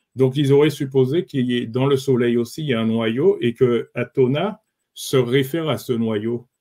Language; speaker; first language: French; native; French